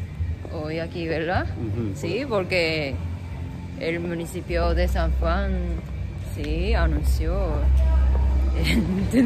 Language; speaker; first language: Spanish; non-native, learner; Japanese